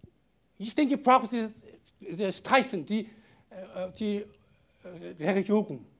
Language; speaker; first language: German; non-native, learner; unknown